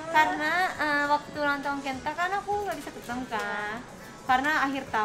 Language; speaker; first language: Indonesian; non-native, fluent; Japanese